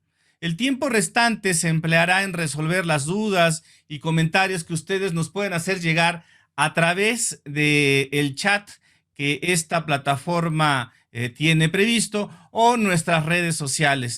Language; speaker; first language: Spanish; native; Spanish